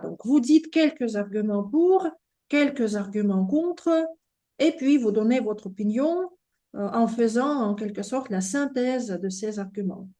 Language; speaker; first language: French; non-native, fluent; Russian